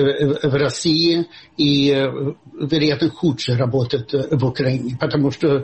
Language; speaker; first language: Russian; non-native, fluent; Swedish